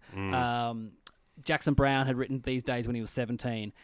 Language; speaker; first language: English; native; English